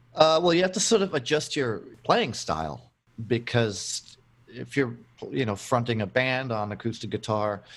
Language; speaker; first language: English; native; English